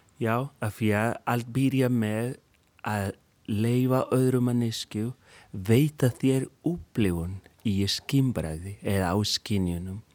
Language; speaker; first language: Icelandic; non-native, fluent; Spanish